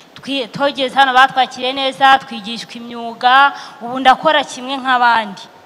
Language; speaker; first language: Kinyarwanda; early bilingual, heritage; Kinyarwanda